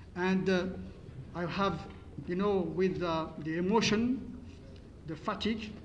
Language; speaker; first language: English; non-native, fluent; Arabic